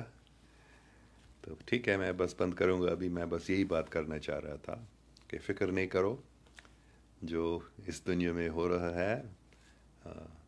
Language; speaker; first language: Urdu; non-native, local second language; English